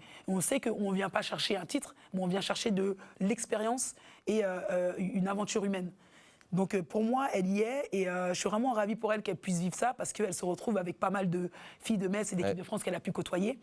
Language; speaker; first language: French; native; French